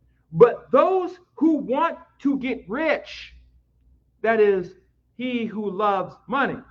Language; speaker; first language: English; native; English